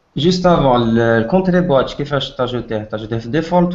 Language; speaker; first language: French; non-native, local second language; Arabic